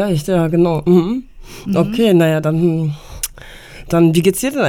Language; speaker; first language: German; native; German